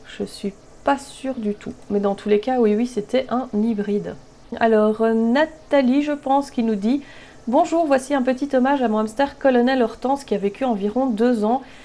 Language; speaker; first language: French; native; French